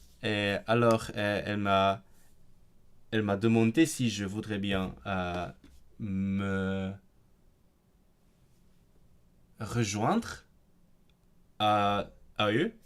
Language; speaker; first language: French; non-native, fluent; Cantonese